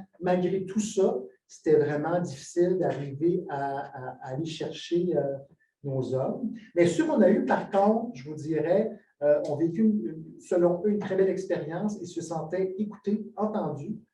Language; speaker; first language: French; native; French